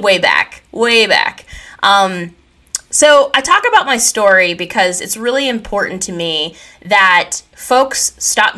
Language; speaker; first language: English; native; English